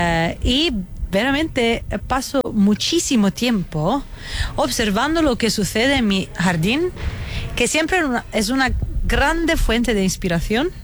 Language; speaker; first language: Spanish; non-native, fluent; Italian